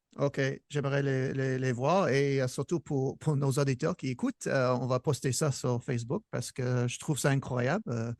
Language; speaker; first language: French; non-native, local second language; English